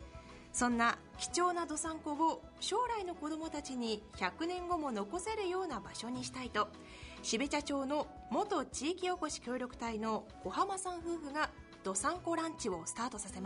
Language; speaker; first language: Japanese; native; Japanese